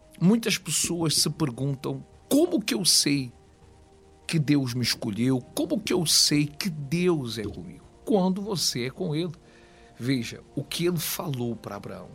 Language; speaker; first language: Portuguese; native; Portuguese